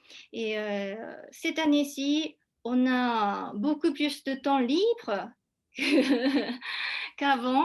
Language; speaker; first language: French; non-native, fluent; Japanese